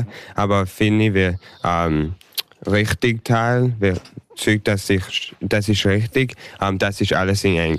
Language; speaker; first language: German; early bilingual, heritage; English